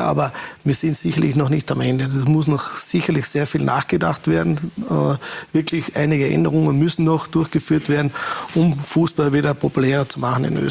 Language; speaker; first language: German; native; German